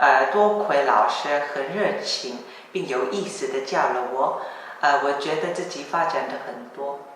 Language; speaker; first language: Chinese; non-native, learner; Korean